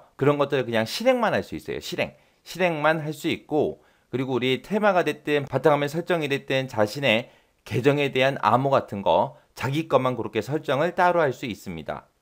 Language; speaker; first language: Korean; native; Korean